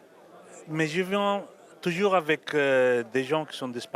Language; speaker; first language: French; non-native, learner; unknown